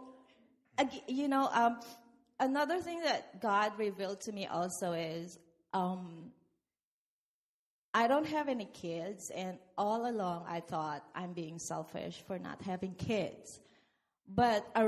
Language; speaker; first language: English; non-native, local second language; Filipino